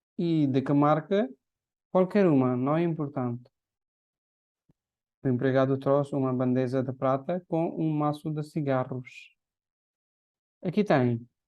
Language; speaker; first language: Portuguese; non-native, fluent; Hindi